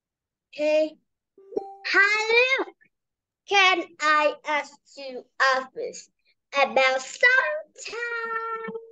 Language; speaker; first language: English; non-native, learner; Vietnamese